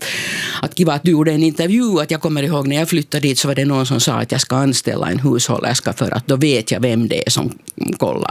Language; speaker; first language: Swedish; native; Swedish